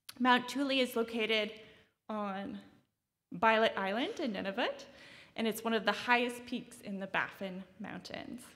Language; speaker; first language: English; native; English